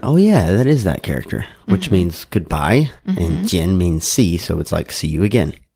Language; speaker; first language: English; native; English